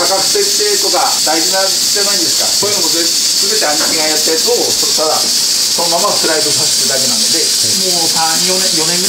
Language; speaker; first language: Japanese; native; Japanese